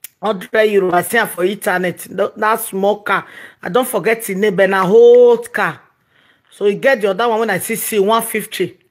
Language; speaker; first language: Nigerian Pidgin; non-native, local second language; Yoruba